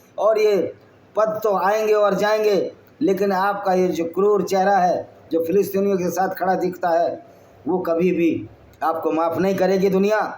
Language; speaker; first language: Hindi; native; Hindi